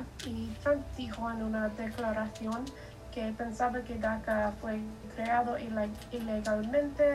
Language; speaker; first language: Spanish; non-native, learner; English